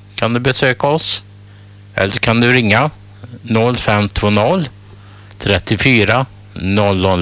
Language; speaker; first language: Swedish; native; Swedish